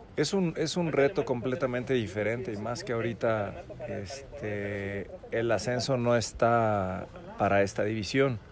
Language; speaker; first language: Spanish; native; Spanish